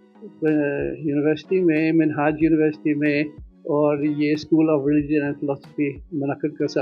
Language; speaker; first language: Hindi; non-native, fluent; Dutch